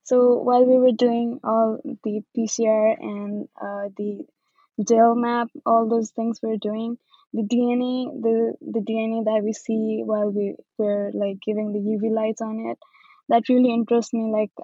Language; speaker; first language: English; non-native, local second language; Nepali